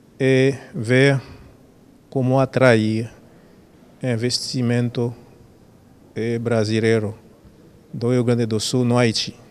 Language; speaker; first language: Portuguese; non-native, fluent; Haitian Creole